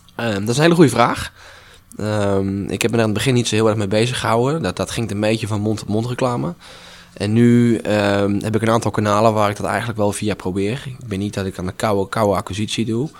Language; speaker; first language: Dutch; native; Dutch